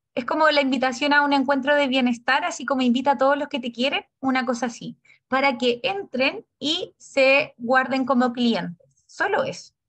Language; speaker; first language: Spanish; native; Spanish